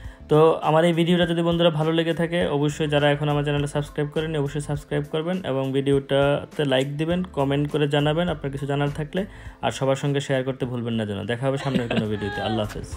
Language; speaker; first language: Bangla; native; Bangla